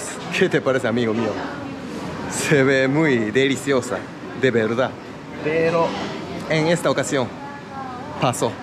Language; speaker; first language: Spanish; non-native, fluent; Japanese